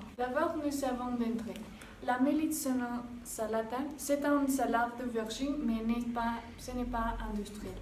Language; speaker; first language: French; non-native, learner; Spanish